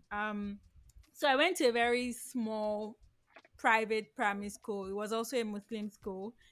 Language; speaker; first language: English; non-native, local second language; Yoruba